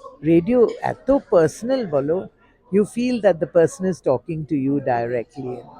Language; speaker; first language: Bangla; non-native, local second language; Tamil